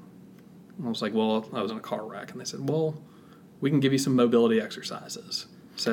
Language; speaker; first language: English; native; English